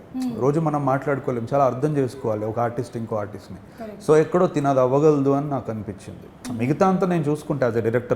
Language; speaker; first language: Telugu; native; Telugu